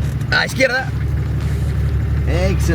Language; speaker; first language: Spanish; non-native, learner; English